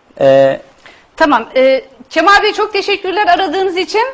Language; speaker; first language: Turkish; native; Turkish